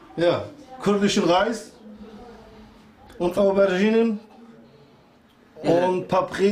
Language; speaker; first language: German; non-native, learner; Kurdish